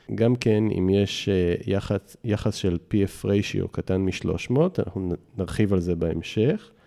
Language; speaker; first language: Hebrew; native; Hebrew